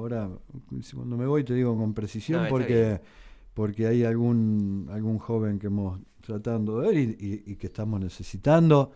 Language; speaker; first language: Spanish; native; Spanish